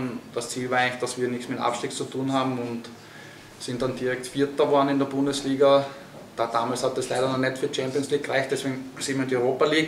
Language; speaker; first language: German; native; German